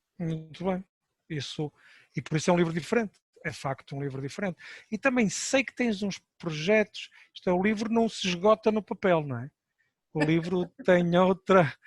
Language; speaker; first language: Portuguese; native; Portuguese